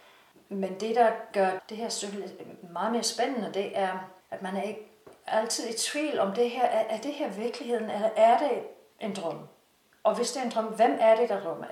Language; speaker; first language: Danish; non-native, fluent; English